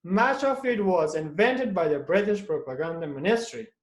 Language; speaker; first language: English; non-native, fluent; Persian